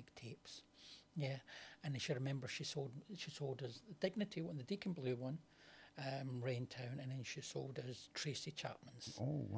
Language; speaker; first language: English; native; English